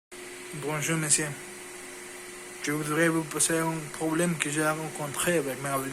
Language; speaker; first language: French; non-native, learner; Spanish